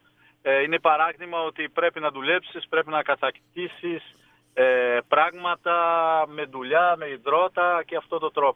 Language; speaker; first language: Greek; non-native, fluent; Portuguese